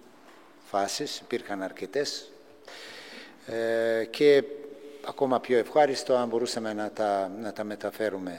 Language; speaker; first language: Greek; non-native, fluent; Serbian